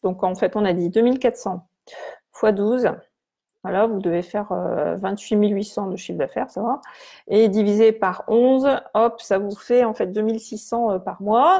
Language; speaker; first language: French; native; French